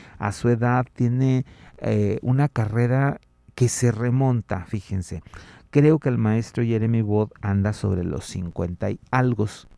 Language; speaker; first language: Spanish; native; Spanish